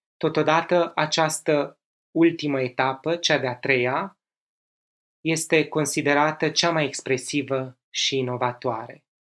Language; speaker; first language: Romanian; native; Romanian